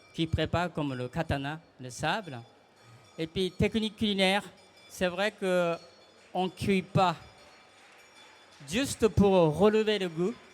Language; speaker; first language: French; non-native, fluent; Japanese